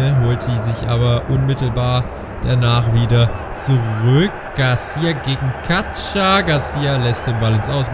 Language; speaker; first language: German; native; German